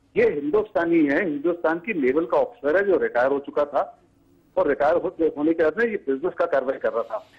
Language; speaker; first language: Hindi; native; Hindi